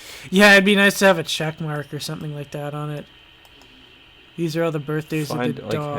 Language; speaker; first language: English; native; English